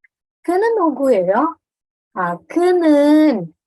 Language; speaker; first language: Korean; non-native, fluent; Indonesian